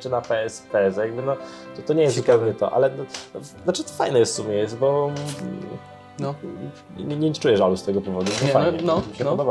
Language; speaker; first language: Polish; native; Polish